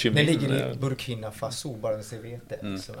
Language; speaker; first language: Swedish; non-native, fluent; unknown